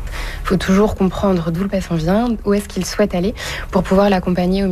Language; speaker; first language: French; native; French